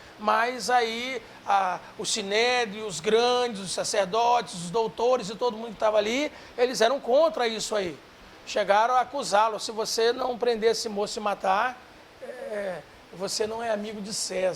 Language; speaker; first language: Portuguese; native; Portuguese